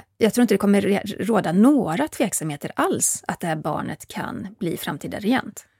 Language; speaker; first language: Swedish; native; Swedish